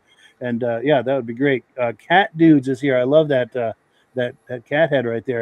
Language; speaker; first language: English; native; English